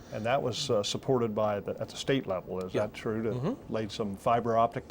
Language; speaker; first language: English; native; English